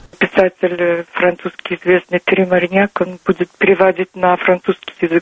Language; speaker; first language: Russian; non-native, local second language; Turkmen